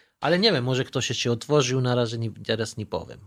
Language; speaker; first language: Polish; non-native, learner; Georgian